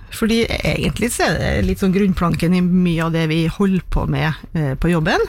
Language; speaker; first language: Norwegian; native; Norwegian